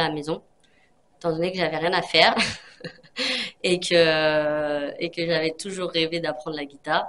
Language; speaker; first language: French; native; French